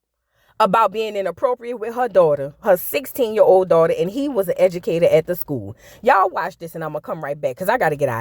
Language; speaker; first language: English; native; English